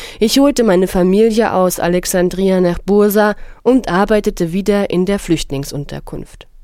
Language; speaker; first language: German; non-native, fluent; Arabic